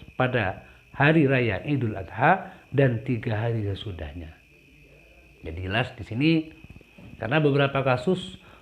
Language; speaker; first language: Indonesian; non-native, local second language; Madurese